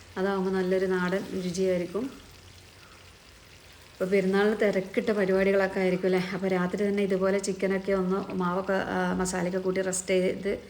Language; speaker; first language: Malayalam; native; Malayalam